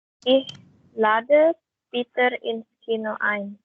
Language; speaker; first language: German; non-native, learner; Indonesian